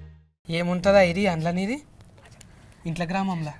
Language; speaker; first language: Telugu; native; Telugu